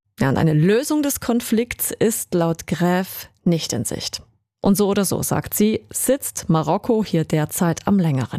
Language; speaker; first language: German; native; German